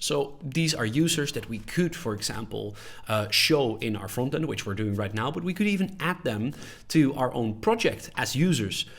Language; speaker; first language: English; non-native, fluent; Dutch